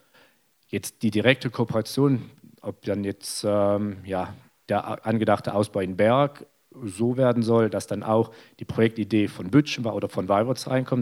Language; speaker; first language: German; native; German